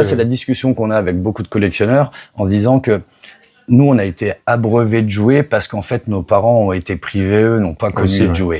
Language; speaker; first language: French; native; French